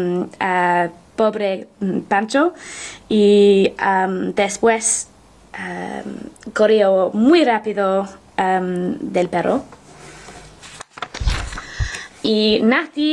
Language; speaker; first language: Spanish; non-native, learner; English